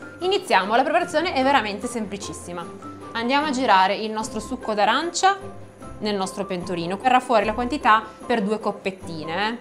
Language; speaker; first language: Italian; native; Italian